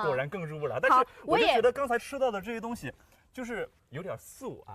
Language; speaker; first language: Chinese; native; Chinese